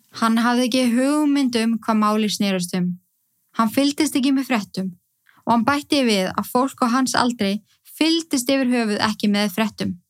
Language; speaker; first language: Icelandic; native; Icelandic